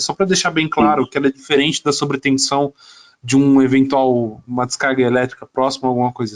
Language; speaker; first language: Portuguese; native; Portuguese